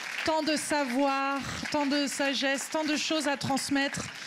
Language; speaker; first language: French; native; French